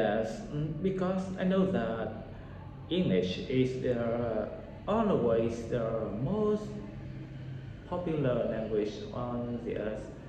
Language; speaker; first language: English; non-native, learner; Vietnamese